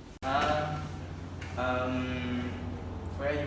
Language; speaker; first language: English; non-native, learner; Vietnamese